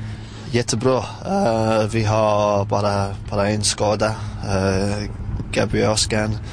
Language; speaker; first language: Swedish; non-native, fluent; English